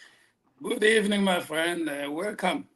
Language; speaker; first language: English; non-native, local second language; Portuguese